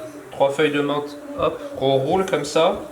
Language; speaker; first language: French; native; French